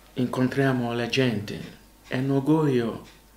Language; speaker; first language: Italian; non-native, learner; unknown